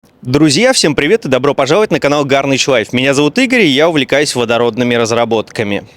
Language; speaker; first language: Russian; native; Russian